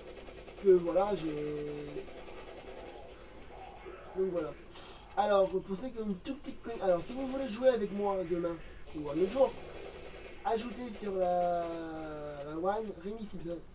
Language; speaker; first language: French; native; French